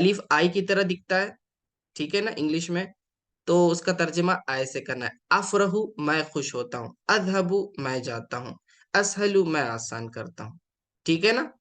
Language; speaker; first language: Urdu; native; Urdu